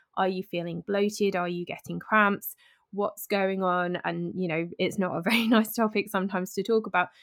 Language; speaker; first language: English; native; English